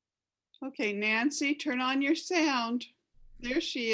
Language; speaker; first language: English; native; English